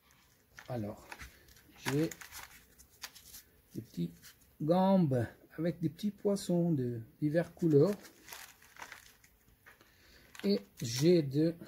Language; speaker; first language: French; non-native, fluent; Portuguese